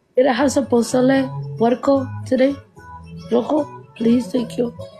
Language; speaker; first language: English; early bilingual, other home language; Spanish